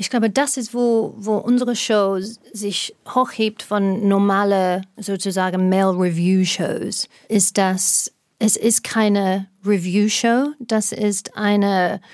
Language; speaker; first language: German; non-native, fluent; English